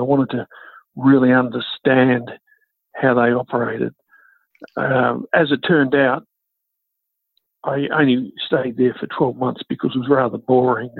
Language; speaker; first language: English; native; English